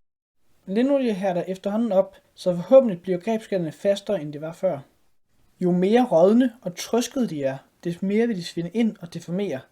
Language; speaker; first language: Danish; native; Danish